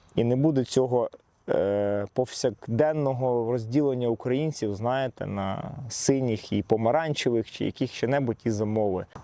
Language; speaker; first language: Ukrainian; non-native, local second language; Russian